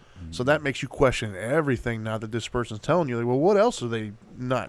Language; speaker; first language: English; native; English